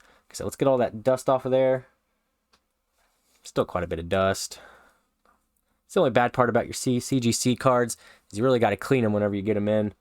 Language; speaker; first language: English; native; English